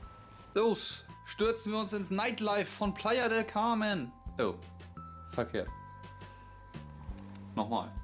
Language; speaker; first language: German; native; German